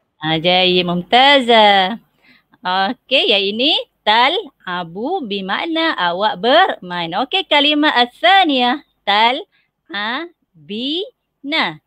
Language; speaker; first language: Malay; native; Malay